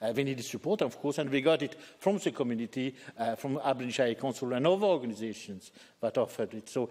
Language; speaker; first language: English; native; English